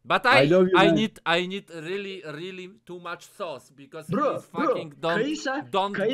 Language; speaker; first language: English; non-native, learner; Polish